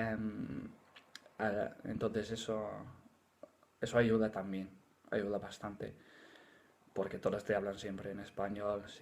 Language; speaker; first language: Spanish; non-native, fluent; English